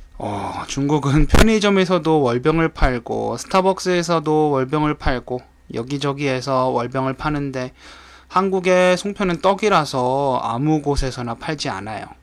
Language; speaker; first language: Korean; native; Korean